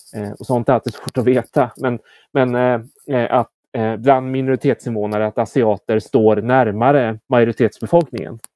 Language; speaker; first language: Swedish; native; Swedish